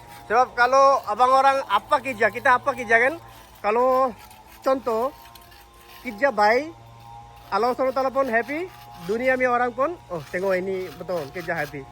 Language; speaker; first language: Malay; non-native, learner; Bangla